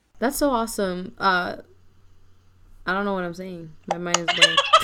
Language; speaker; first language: English; early bilingual, other home language; Spanish